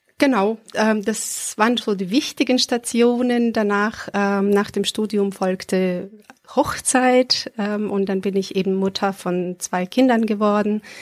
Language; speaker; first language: German; early bilingual, other home language; Serbian